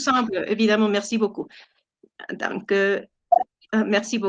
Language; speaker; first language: French; non-native, fluent; Spanish